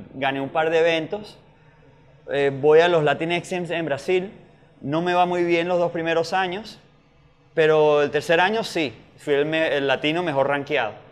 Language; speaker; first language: Spanish; native; Spanish